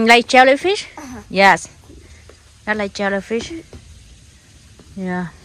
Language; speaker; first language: English; non-native, learner; Vietnamese